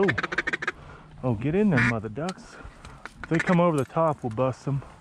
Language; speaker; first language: English; native; English